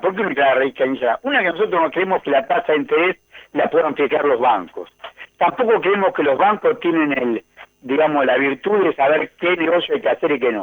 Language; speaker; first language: Spanish; native; Spanish